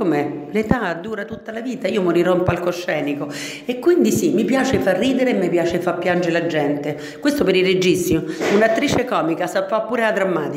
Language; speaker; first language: Italian; native; Italian